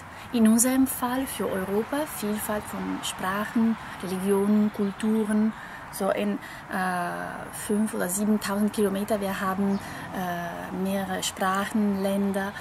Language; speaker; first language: German; non-native, fluent; Italian